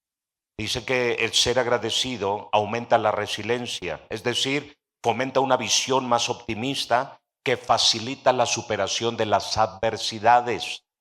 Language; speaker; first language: Spanish; native; Spanish